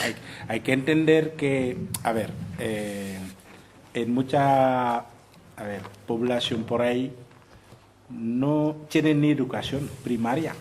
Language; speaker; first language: Spanish; non-native, fluent; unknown